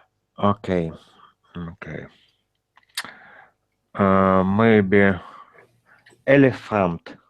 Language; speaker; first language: English; non-native, learner; Russian